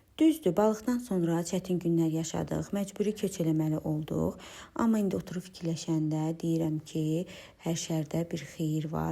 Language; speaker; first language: Azerbaijani; non-native, local second language; Talysh